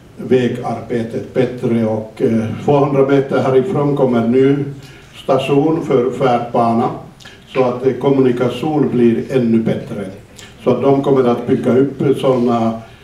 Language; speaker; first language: Swedish; non-native, fluent; Finnish